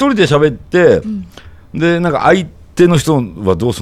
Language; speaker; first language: Japanese; native; Japanese